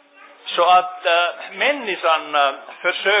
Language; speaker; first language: Swedish; non-native, local second language; Finnish